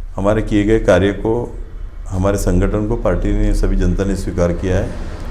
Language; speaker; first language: Hindi; non-native, local second language; Marathi